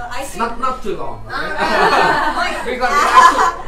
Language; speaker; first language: English; non-native, learner; Thai